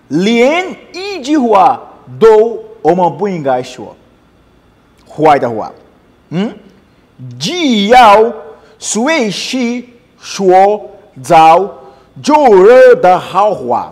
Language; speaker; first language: Chinese; non-native, learner; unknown